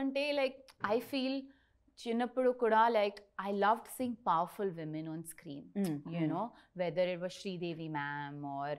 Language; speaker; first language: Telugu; non-native, learner; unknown